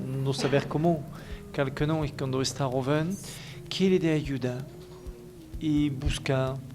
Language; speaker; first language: Spanish; non-native, learner; French